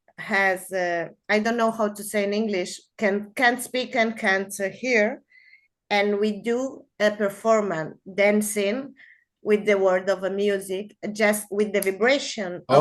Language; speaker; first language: English; non-native, learner; Spanish